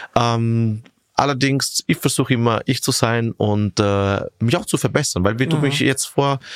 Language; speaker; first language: German; non-native, fluent; Italian